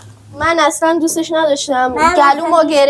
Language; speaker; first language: Persian; native; Persian